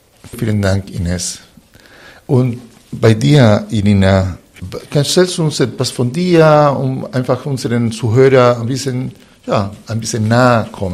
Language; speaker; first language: German; non-native, fluent; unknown